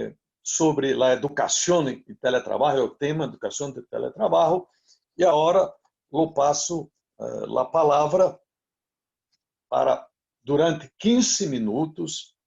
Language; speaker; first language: Spanish; non-native, learner; Portuguese